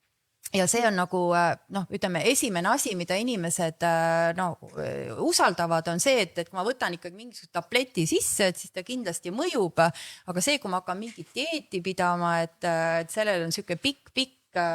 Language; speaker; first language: Estonian; native; Estonian